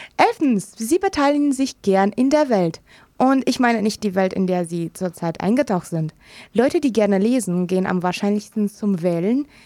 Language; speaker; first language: German; non-native, fluent; Romanian